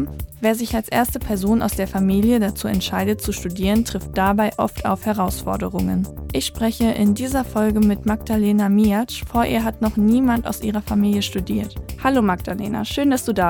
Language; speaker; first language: German; native; German